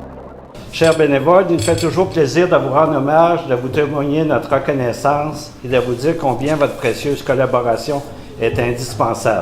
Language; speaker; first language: French; native; French